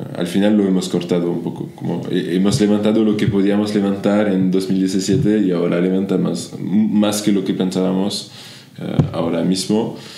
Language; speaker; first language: Spanish; non-native, fluent; French